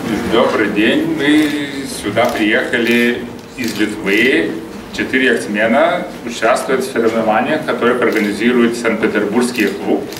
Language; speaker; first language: Russian; non-native, fluent; Lithuanian